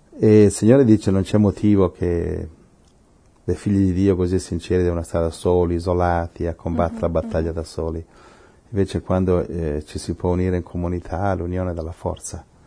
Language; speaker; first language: Italian; non-native, fluent; Spanish